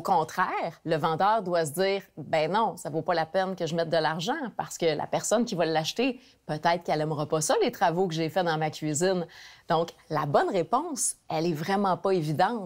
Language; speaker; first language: French; native; French